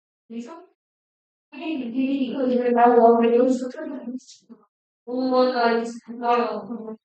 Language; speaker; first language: Korean; native; Korean